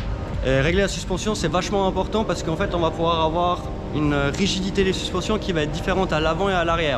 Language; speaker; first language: French; native; French